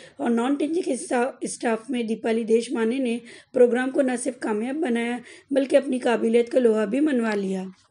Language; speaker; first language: Urdu; native; Urdu